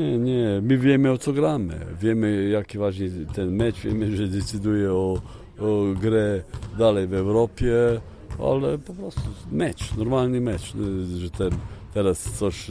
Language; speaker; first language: Polish; non-native, fluent; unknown